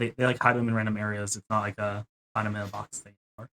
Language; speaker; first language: English; native; English